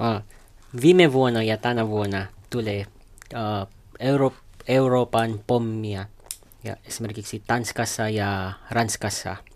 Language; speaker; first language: Finnish; non-native, learner; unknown